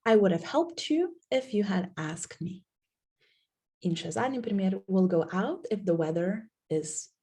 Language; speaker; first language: English; non-native, fluent; Slovenian